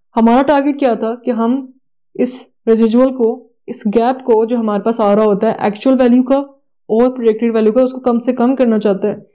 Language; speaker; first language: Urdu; native; Urdu